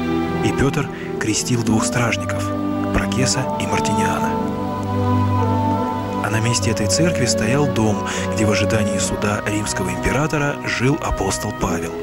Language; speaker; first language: Russian; native; Russian